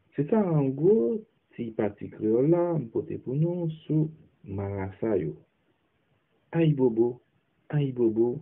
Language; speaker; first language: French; non-native, local second language; Haitian Creole